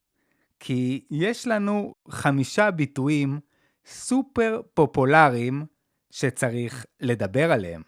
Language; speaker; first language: Hebrew; native; Hebrew